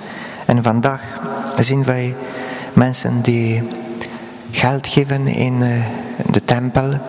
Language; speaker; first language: Dutch; non-native, fluent; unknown